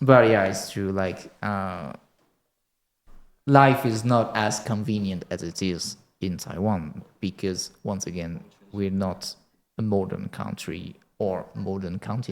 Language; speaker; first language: English; non-native, fluent; French